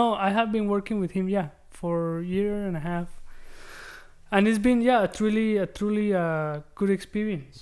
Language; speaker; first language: English; non-native, fluent; Spanish